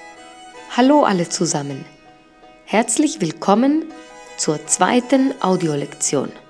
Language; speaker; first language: German; non-native, fluent; Spanish